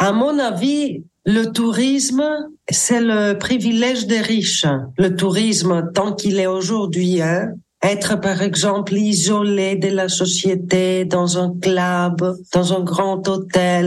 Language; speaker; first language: French; non-native, fluent; Greek